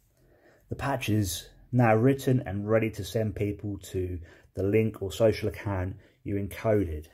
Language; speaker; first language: English; native; English